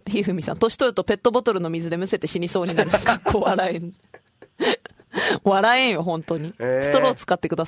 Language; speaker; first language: Japanese; native; Japanese